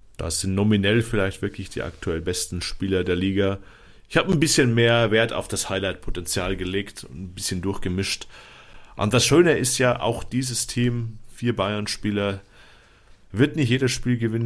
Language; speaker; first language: German; native; German